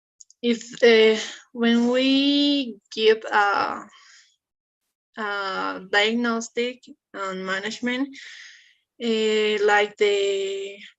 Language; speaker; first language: English; non-native, learner; Spanish